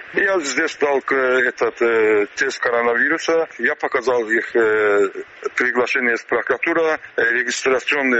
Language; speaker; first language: Russian; non-native, learner; Azerbaijani